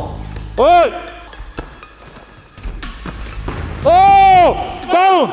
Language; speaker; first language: Korean; native; Korean